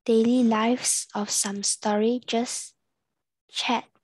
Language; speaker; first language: English; non-native, learner; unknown